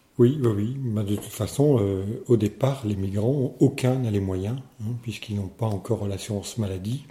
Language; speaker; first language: French; native; French